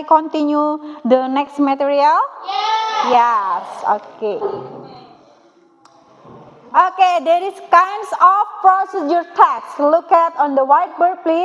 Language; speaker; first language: English; non-native, learner; Indonesian